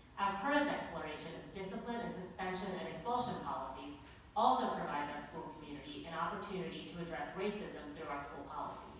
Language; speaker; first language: English; native; English